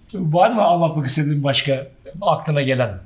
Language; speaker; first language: Turkish; native; Turkish